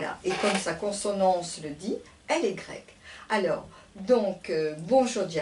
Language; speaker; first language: French; native; French